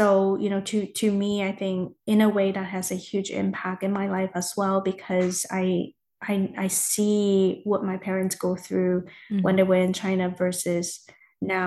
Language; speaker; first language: English; non-native, fluent; Chinese